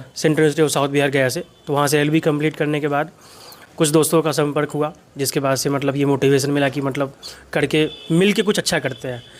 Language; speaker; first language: Hindi; native; Hindi